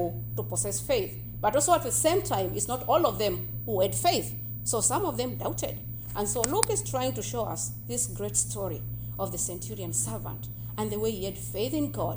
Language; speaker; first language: English; non-native, local second language; Kamba